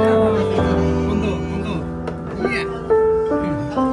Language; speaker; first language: Japanese; non-native, learner; Nepali